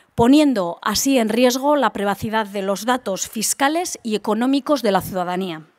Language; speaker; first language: Spanish; native; Spanish